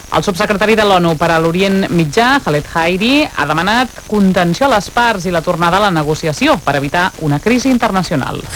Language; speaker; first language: Catalan; native; Catalan